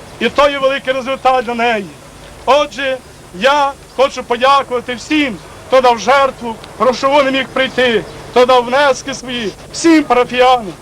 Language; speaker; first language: Ukrainian; native; Ukrainian